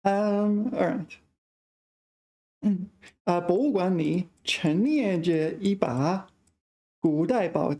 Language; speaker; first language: Chinese; non-native, fluent; English